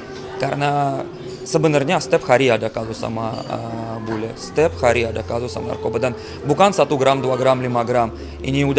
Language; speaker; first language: Indonesian; non-native, learner; Russian